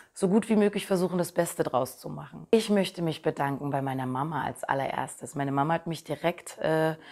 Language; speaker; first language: German; native; German